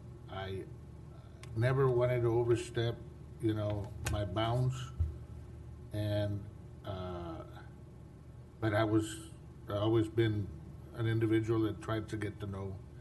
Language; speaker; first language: English; early bilingual, other home language; Spanish